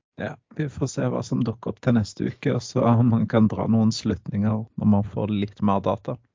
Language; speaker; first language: Norwegian; native; Norwegian